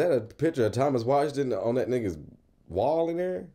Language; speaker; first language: English; native; English